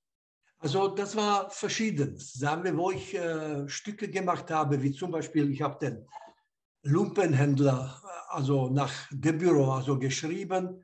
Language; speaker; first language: German; non-native, fluent; Slovak